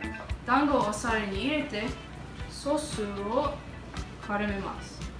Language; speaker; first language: Japanese; non-native, learner; English